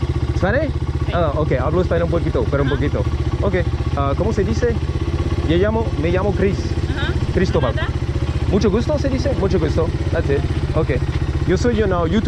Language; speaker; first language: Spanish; non-native, learner; French